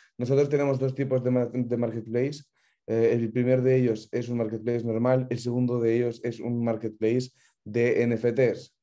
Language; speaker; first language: Spanish; non-native, fluent; Ukrainian